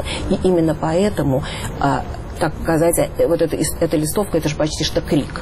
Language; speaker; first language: Russian; native; Russian